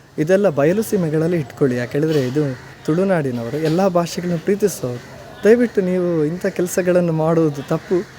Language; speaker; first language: Kannada; non-native, local second language; Tulu